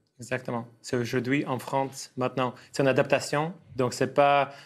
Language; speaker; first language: French; non-native, fluent; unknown